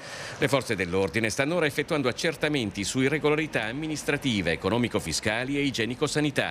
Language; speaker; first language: Italian; native; Italian